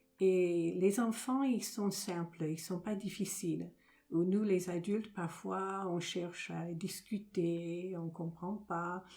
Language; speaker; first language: French; non-native, fluent; English